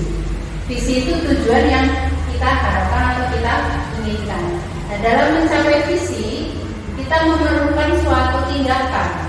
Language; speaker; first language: Indonesian; native; Indonesian